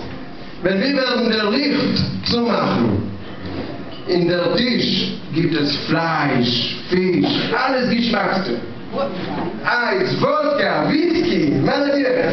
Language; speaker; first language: German; non-native, learner; Russian